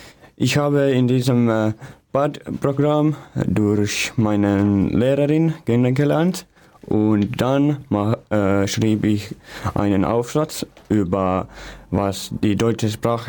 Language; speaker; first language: German; non-native, learner; Finnish